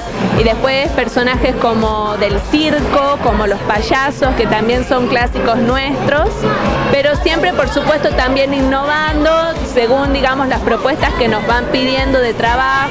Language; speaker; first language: Spanish; native; Spanish